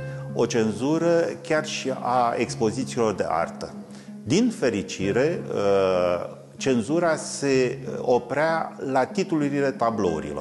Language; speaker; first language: Romanian; native; Romanian